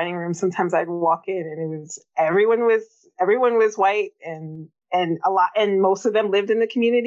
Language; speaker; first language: English; native; English